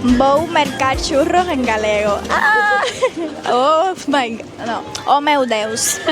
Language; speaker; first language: Galician; non-native, learner; Spanish